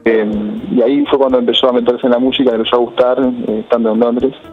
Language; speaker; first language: Spanish; native; Spanish